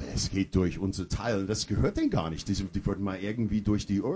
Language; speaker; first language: German; non-native, fluent; English